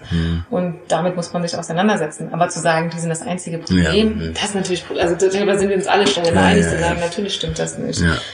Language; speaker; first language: German; native; German